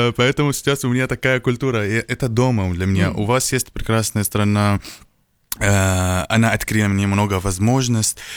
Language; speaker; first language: Russian; non-native, learner; Arabic